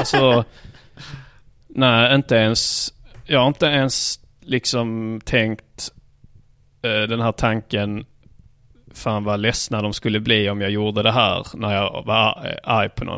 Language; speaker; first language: Swedish; native; Swedish